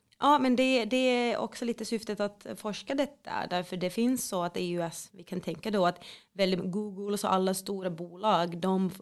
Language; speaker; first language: Swedish; non-native, fluent; Finnish